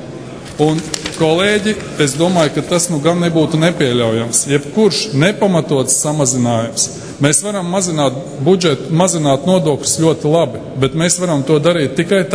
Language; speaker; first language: Latvian; native; Latvian